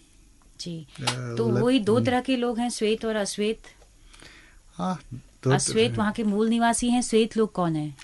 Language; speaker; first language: Hindi; native; Hindi